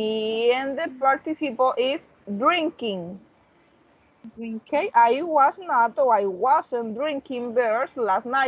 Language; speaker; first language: English; non-native, learner; Spanish